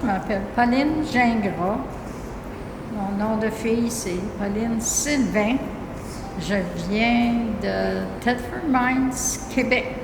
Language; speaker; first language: French; native; French